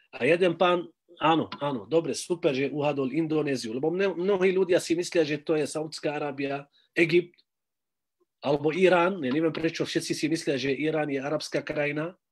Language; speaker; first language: Slovak; non-native, fluent; Arabic